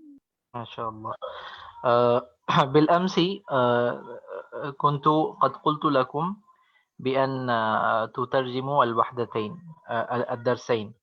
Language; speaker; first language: Arabic; non-native, fluent; Urdu